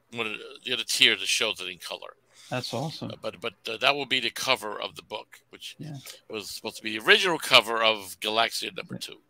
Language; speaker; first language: English; native; English